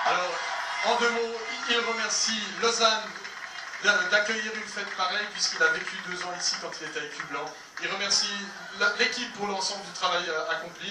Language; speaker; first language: French; native; French